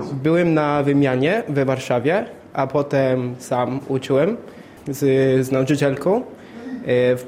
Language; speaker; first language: Polish; non-native, learner; English